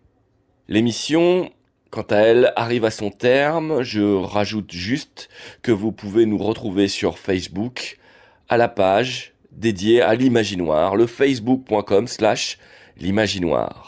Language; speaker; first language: French; native; French